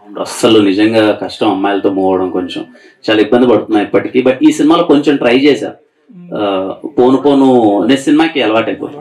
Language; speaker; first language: Telugu; native; Telugu